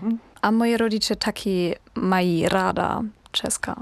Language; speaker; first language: Czech; non-native, learner; German